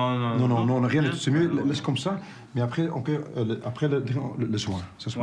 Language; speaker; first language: French; non-native, local second language; Dutch